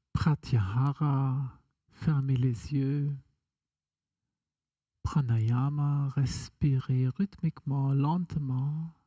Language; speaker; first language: French; non-native, fluent; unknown